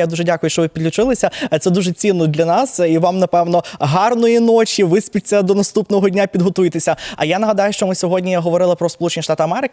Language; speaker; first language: Ukrainian; native; Ukrainian